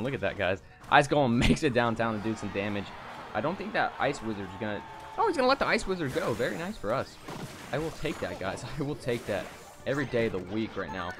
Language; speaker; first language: English; native; English